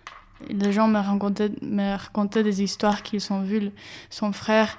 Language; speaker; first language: French; non-native, learner; Spanish